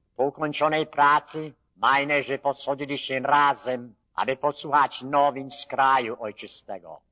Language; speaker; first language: Polish; early bilingual, heritage; Polish